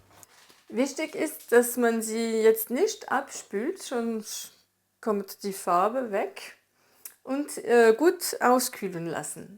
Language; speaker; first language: German; non-native, fluent; French